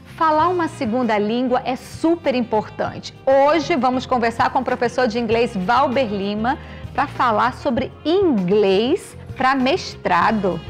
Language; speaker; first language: Portuguese; native; Portuguese